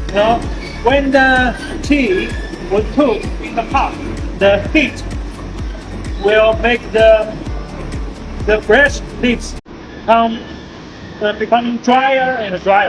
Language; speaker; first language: English; non-native, learner; Chinese